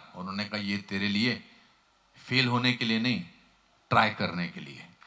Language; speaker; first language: Hindi; native; Hindi